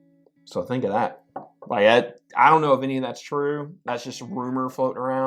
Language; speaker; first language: English; native; English